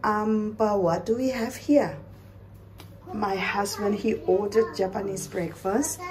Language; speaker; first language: English; non-native, fluent; Indonesian